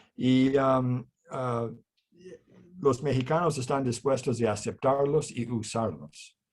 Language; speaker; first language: Spanish; non-native, fluent; English